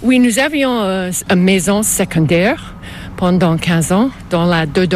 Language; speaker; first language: French; non-native, local second language; English